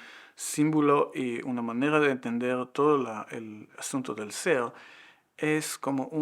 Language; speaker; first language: Spanish; non-native, fluent; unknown